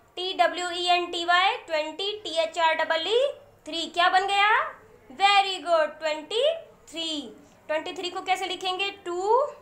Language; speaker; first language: Hindi; native; Hindi